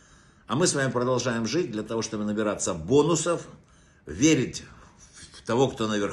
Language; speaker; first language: Russian; native; Russian